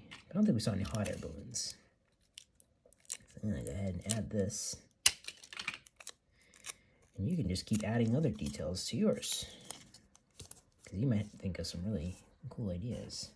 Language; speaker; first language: English; native; English